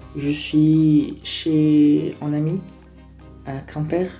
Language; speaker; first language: French; non-native, fluent; Portuguese